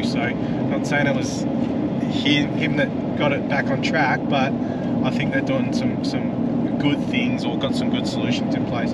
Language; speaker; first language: English; native; English